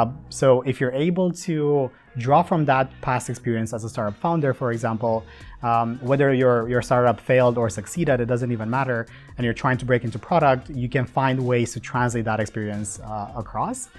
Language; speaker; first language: English; non-native, fluent; Romanian